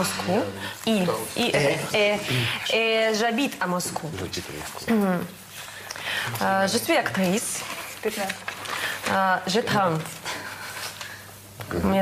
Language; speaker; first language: French; non-native, learner; Russian